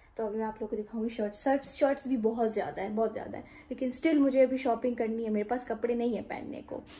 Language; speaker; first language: Urdu; native; Urdu